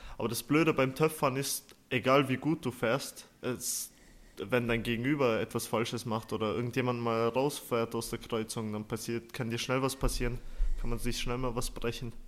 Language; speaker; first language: German; early bilingual, other home language; Turkish